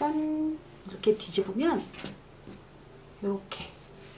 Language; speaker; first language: Korean; native; Korean